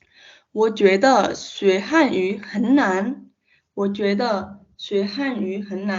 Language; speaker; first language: Chinese; non-native, fluent; Indonesian